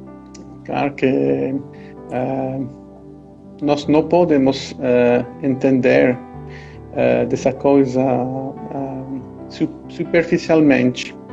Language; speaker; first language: Portuguese; non-native, fluent; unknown